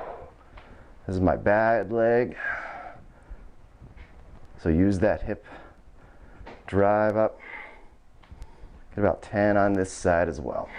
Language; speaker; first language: English; native; English